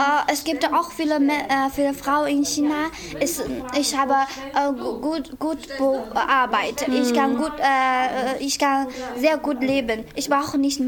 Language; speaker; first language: German; non-native, learner; Chinese